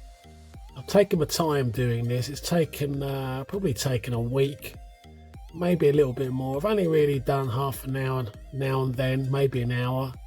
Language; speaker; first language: English; native; English